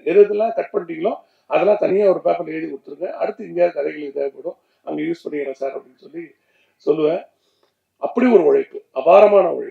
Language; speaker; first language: Tamil; native; Tamil